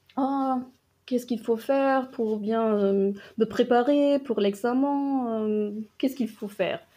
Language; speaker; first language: French; non-native, fluent; German